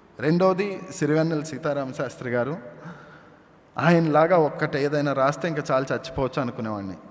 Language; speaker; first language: Telugu; native; Telugu